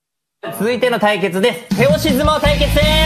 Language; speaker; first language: Japanese; native; Japanese